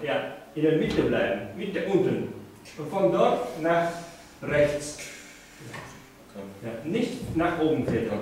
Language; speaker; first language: German; non-native, fluent; Japanese